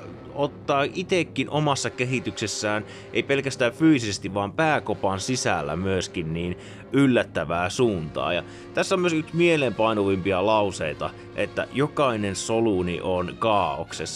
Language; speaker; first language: Finnish; native; Finnish